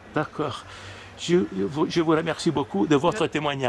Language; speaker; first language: French; native; French